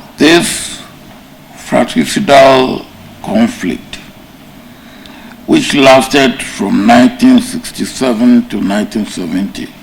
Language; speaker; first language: English; non-native, local second language; Yoruba